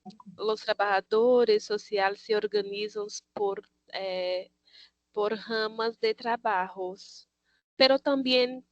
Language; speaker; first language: Spanish; non-native, learner; Portuguese